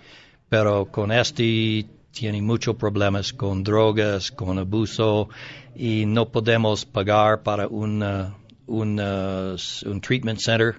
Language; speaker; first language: Spanish; non-native, learner; English